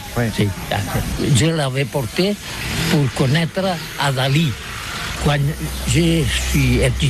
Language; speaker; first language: French; non-native, learner; Catalan